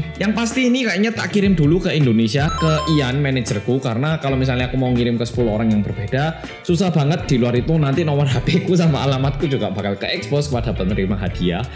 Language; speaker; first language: Indonesian; non-native, fluent; Korean